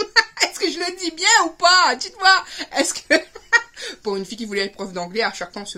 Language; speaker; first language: French; native; French